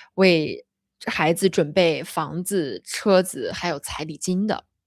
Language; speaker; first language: Chinese; native; Chinese